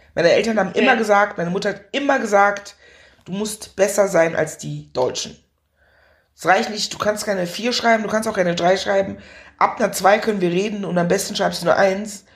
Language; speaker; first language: German; early bilingual, other home language; Akan